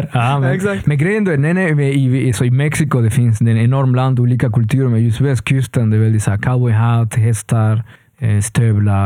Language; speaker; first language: Swedish; non-native, fluent; Spanish